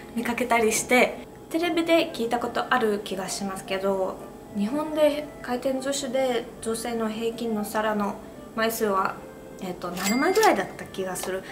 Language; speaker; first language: Japanese; non-native, fluent; Russian